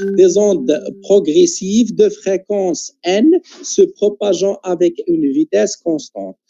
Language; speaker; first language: French; non-native, local second language; Arabic